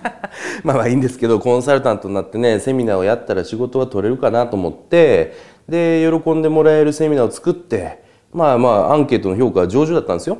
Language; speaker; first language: Japanese; native; Japanese